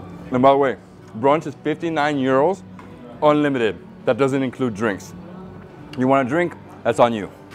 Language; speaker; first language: English; early bilingual, other home language; Italian